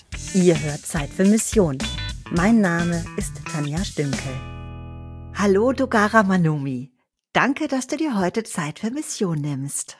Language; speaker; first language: German; native; German